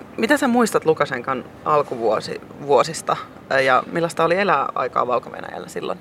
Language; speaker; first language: Finnish; native; Finnish